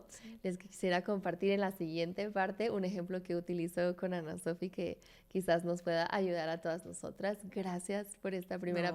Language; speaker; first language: Spanish; native; Spanish